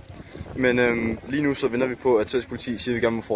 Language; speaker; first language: Danish; native; Danish